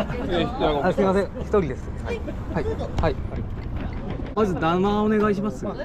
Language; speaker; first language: Japanese; non-native, learner; Korean